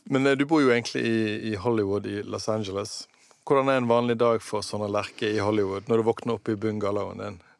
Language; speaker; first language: Norwegian; native; Norwegian